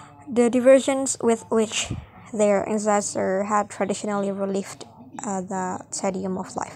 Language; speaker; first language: English; non-native, fluent; Indonesian